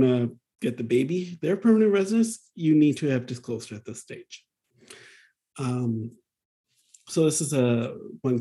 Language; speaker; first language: English; native; English